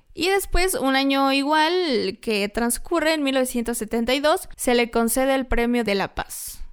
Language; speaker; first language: Spanish; native; Spanish